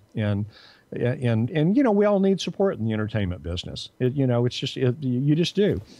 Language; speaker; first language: English; native; English